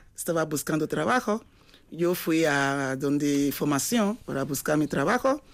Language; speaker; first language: Spanish; non-native, fluent; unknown